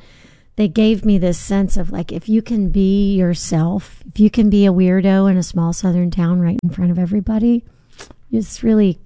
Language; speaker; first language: English; native; English